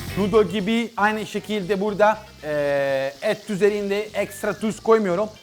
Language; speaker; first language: Turkish; non-native, learner; Italian